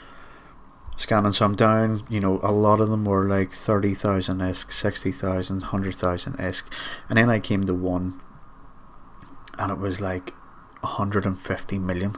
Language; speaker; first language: English; native; English